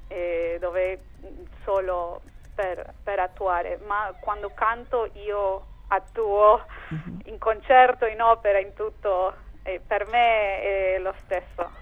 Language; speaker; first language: Italian; non-native, fluent; Spanish